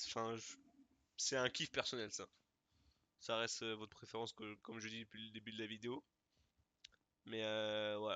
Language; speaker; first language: French; native; French